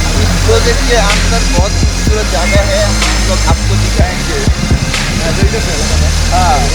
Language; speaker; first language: Hindi; non-native, learner; Bangla